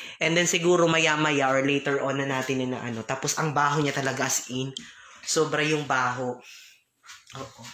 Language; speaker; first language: Filipino; non-native, local second language; Cebuano